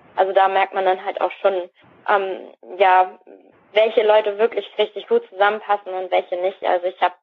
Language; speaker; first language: German; native; German